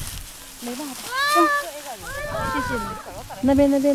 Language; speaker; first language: Chinese; native; Chinese